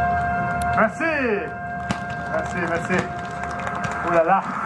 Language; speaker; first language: French; non-native, learner; Italian